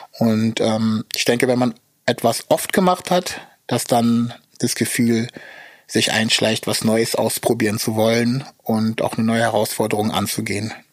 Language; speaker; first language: German; early bilingual, other home language; Russian